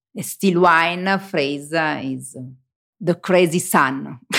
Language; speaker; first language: English; non-native, learner; Italian